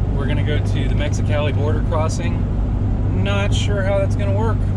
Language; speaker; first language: English; native; English